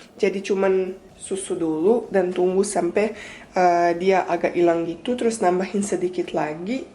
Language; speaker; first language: Indonesian; non-native, fluent; Bosnian